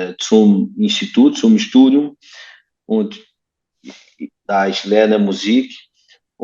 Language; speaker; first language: German; non-native, learner; Portuguese